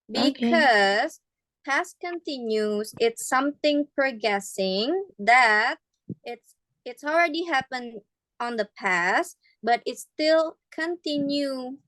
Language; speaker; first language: English; non-native, fluent; Indonesian